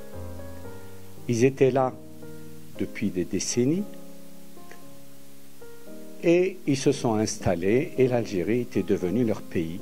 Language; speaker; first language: French; non-native, local second language; Arabic